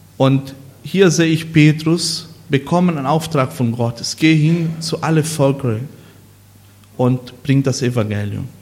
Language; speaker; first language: German; non-native, learner; Portuguese